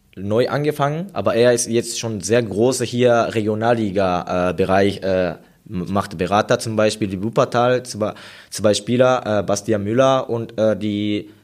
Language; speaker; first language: German; non-native, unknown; Japanese